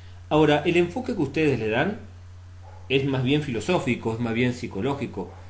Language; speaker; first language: Spanish; native; Spanish